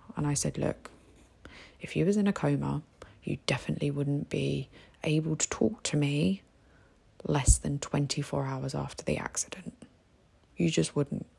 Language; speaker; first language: English; native; English